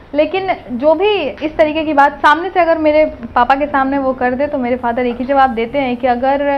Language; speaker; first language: Hindi; native; Hindi